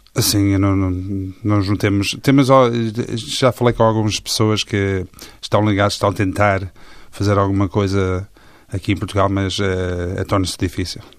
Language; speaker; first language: Portuguese; early bilingual, heritage; Portuguese